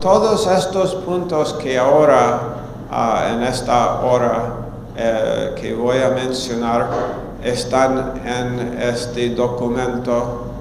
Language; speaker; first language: Spanish; non-native, fluent; English